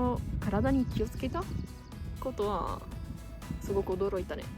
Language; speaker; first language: Japanese; non-native, fluent; Italian